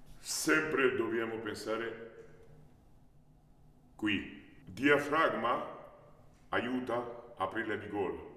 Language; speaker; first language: Italian; non-native, learner; Georgian